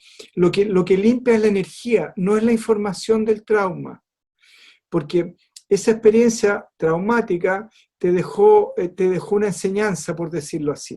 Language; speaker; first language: Spanish; native; Spanish